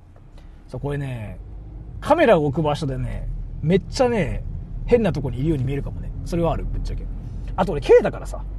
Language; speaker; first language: Japanese; native; Japanese